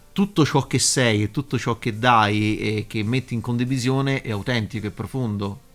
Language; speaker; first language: Italian; native; Italian